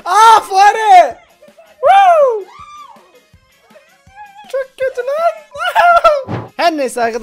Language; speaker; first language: Turkish; native; Turkish